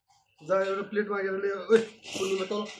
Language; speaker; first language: Nepali; native; Nepali